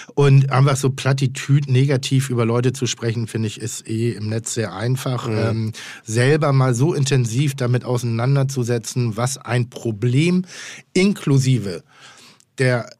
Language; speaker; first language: German; non-native, fluent; Turkish